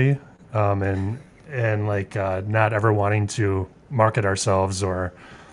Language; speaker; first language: English; native; English